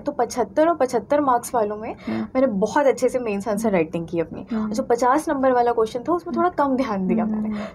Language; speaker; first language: Hindi; native; Hindi